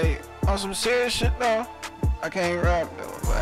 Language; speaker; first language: English; native; English